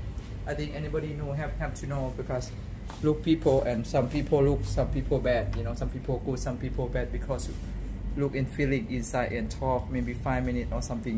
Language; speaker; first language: English; non-native, learner; Thai